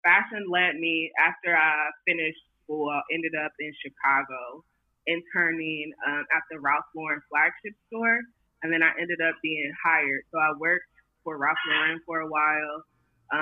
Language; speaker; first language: English; native; English